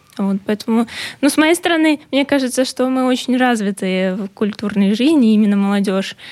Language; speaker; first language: Russian; native; Russian